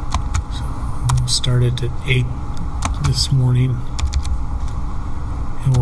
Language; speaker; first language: English; native; English